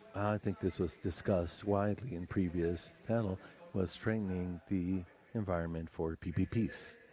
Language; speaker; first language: English; non-native, fluent; Spanish